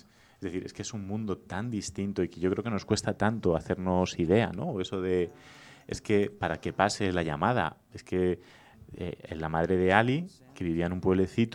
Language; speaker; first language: Spanish; native; Spanish